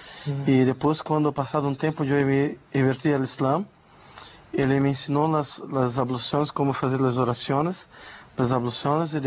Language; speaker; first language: Spanish; non-native, learner; Portuguese